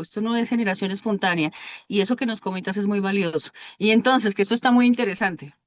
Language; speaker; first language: Spanish; native; Spanish